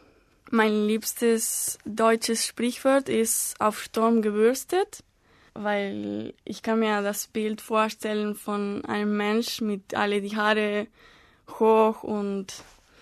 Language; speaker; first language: German; non-native, learner; Spanish